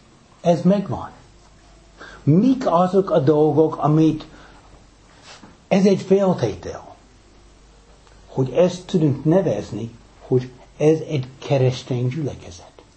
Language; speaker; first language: Hungarian; non-native, fluent; English